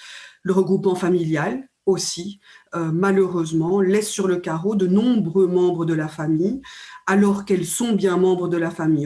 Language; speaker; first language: French; native; French